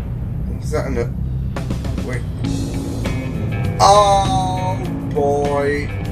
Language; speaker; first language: English; native; English